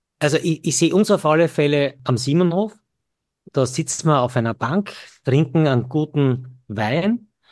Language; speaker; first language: German; native; German